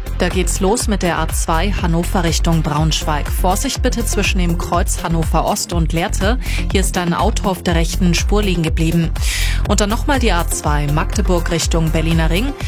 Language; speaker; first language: German; native; German